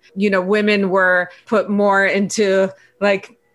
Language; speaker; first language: English; early bilingual, other home language; Persian